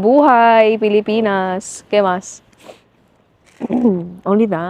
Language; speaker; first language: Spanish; non-native, learner; Filipino